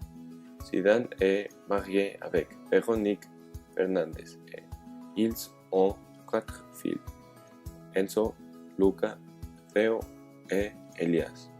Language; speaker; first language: French; non-native, learner; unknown